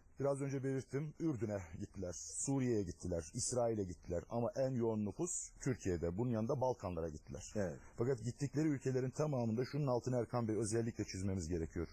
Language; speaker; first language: Turkish; non-native, local second language; Adyghe